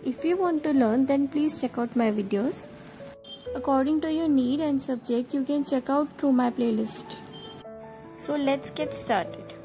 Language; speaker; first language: Hindi; native; Hindi